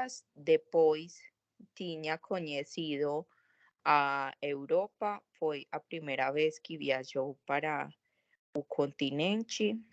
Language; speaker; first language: Portuguese; non-native, learner; Spanish